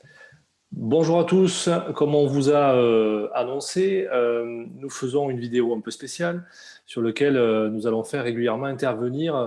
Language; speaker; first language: French; native; French